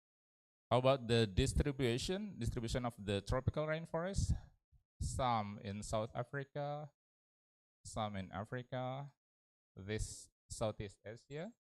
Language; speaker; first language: English; non-native, learner; Indonesian